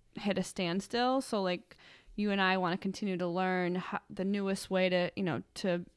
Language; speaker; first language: English; native; English